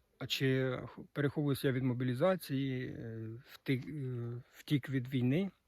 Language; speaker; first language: Ukrainian; native; Ukrainian